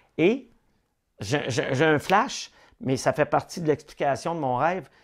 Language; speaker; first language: French; native; French